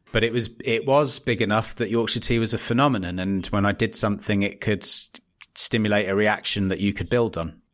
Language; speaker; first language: English; native; English